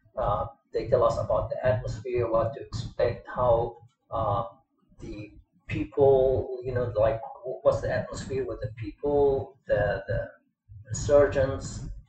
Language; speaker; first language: English; non-native, fluent; Arabic